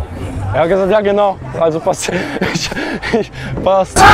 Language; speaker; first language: German; native; German